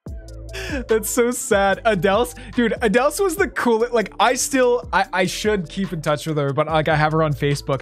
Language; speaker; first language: English; native; English